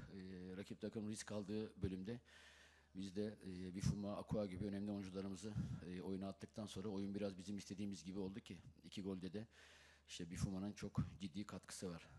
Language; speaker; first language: Turkish; native; Turkish